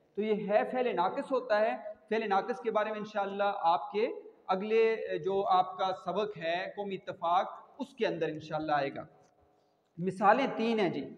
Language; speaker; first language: Urdu; non-native, local second language; Punjabi